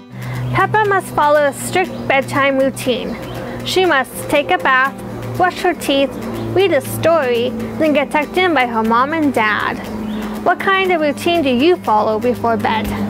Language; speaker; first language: English; native; English